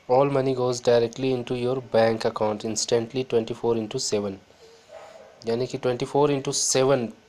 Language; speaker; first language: Hindi; native; Hindi